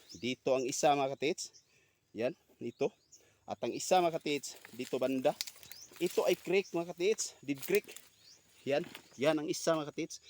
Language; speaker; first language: Filipino; non-native, local second language; Cebuano